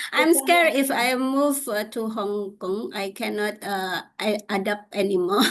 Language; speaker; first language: English; non-native, learner; Indonesian